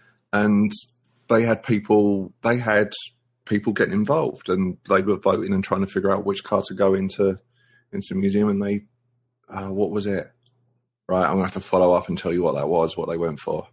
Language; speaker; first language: English; native; English